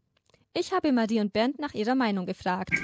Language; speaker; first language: German; native; German